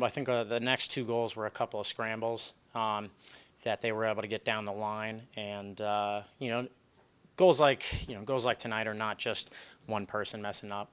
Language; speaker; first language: English; native; English